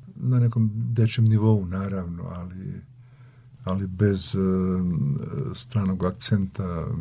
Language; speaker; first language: Serbian; native; Serbian